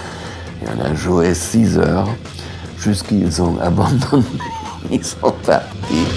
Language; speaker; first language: French; non-native, fluent; German